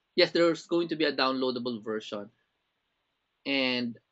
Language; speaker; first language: English; non-native, local second language; Filipino